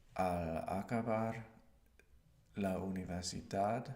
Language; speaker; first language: Spanish; non-native, learner; English